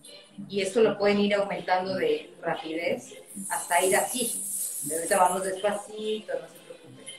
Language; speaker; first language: Spanish; native; Spanish